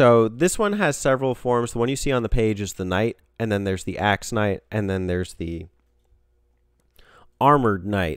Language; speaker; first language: English; native; English